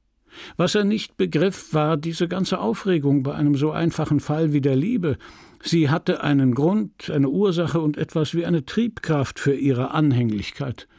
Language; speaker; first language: German; native; German